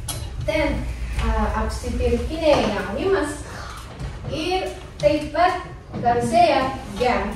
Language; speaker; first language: Lithuanian; non-native, learner; Japanese